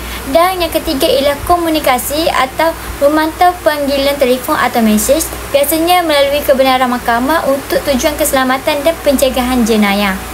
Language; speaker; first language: Malay; native; Malay